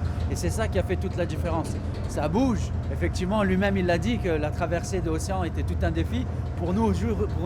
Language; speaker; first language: French; native; French